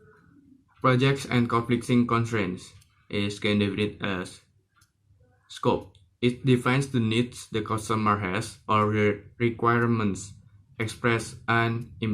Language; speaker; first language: English; non-native, learner; Indonesian